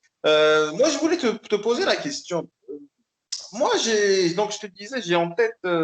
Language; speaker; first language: French; native; French